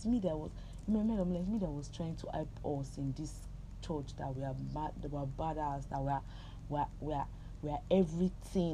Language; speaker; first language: English; non-native, local second language; Yoruba